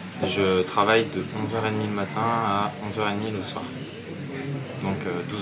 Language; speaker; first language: French; native; French